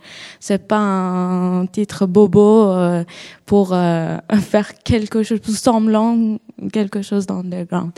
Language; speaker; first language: French; non-native, learner; Persian